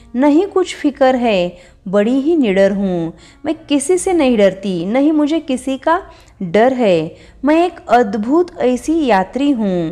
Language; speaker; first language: Hindi; non-native, local second language; Marathi